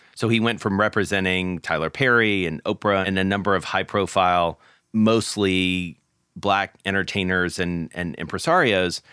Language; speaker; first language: English; native; English